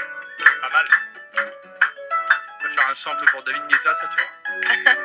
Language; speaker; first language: French; native; French